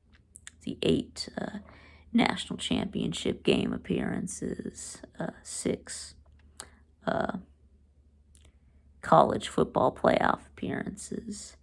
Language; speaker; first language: English; native; English